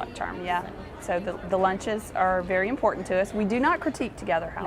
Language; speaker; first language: English; native; English